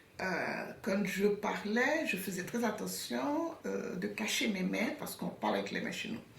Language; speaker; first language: French; non-native, local second language; Haitian Creole